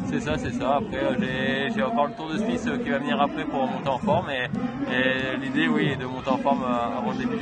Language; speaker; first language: French; native; French